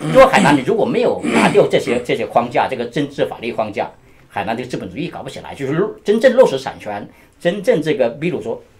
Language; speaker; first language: Chinese; native; Chinese